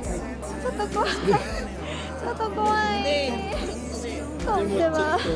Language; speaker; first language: Swedish; non-native, learner; Japanese